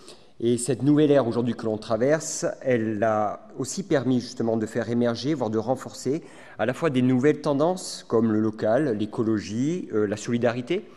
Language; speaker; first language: French; native; French